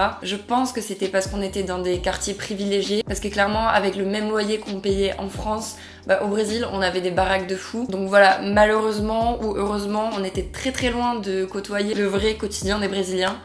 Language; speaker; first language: French; native; French